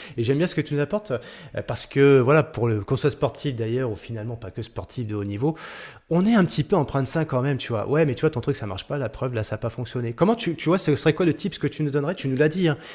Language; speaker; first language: French; native; French